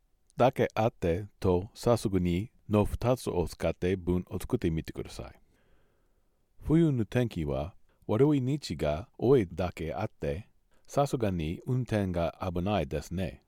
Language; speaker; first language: Japanese; non-native, learner; English